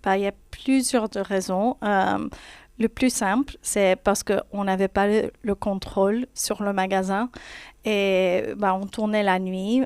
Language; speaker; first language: French; non-native, fluent; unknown